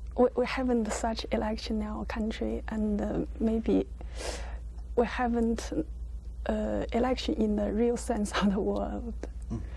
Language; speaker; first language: English; non-native, learner; Chinese